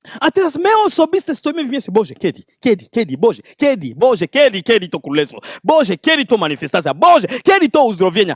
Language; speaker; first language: Polish; non-native, learner; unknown